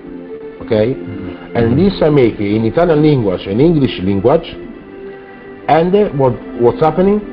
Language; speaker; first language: English; non-native, learner; Italian